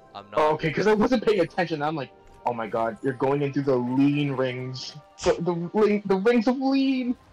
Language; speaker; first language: English; native; English